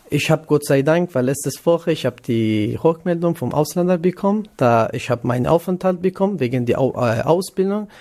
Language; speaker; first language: German; non-native, learner; Kurdish